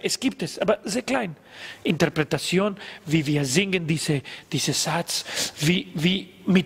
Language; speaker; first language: German; non-native, learner; Spanish